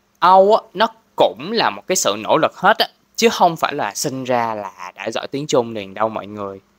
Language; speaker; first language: Vietnamese; non-native, local second language; Cantonese